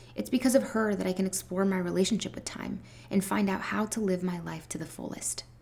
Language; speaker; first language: English; early bilingual, other home language; Spanish